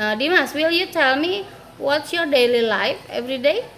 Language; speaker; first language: English; non-native, fluent; Indonesian